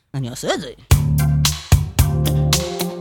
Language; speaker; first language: Hebrew; native; Hebrew